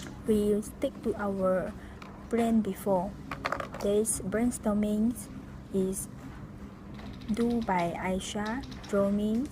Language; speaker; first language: English; non-native, local second language; Malay